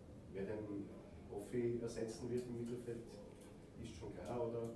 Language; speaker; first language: German; native; German